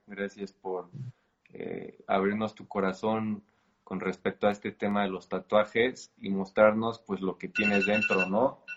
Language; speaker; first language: Spanish; native; Spanish